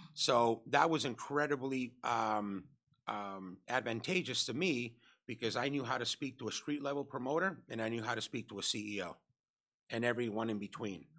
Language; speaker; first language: English; early bilingual, other home language; Spanish